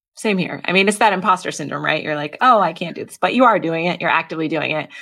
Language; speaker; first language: English; native; English